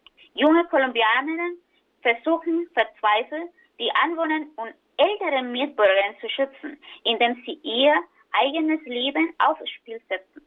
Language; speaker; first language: German; non-native, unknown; Spanish